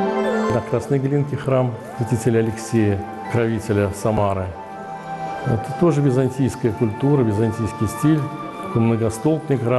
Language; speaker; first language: Russian; native; Russian